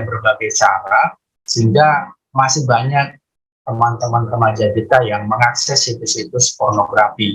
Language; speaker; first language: Indonesian; native; Indonesian